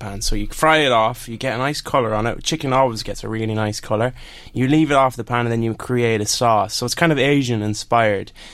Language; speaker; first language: English; native; English